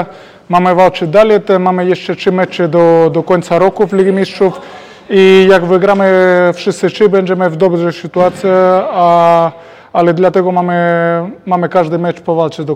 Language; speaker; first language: Polish; non-native, fluent; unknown